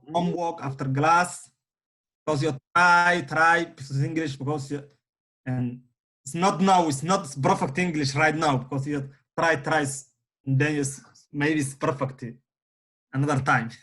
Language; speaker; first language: English; non-native, learner; Somali